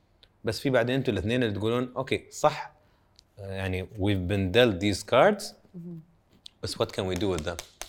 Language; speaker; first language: Arabic; native; Arabic